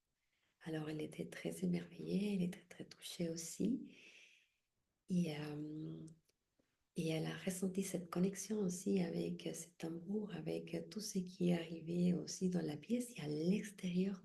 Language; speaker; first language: French; non-native, fluent; Spanish